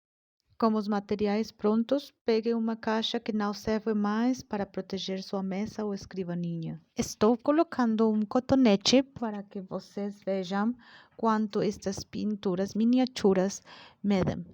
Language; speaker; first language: Portuguese; non-native, learner; Spanish